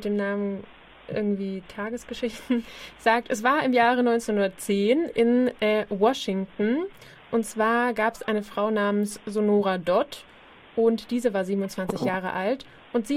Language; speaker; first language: German; native; German